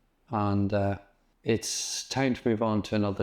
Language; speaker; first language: English; native; English